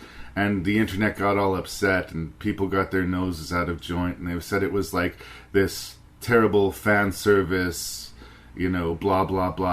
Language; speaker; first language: English; native; English